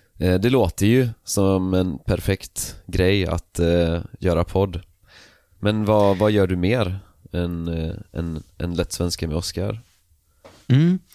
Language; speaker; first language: Swedish; native; Swedish